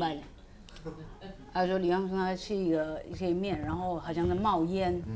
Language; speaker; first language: Chinese; native; Chinese